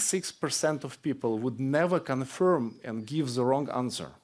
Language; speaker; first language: English; non-native, fluent; Russian